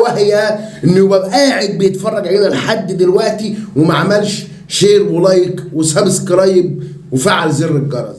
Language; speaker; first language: Arabic; native; Arabic